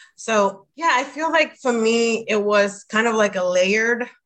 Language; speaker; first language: English; non-native, fluent; Spanish